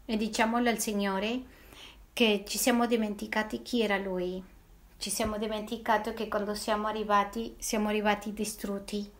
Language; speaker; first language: Italian; non-native, fluent; Spanish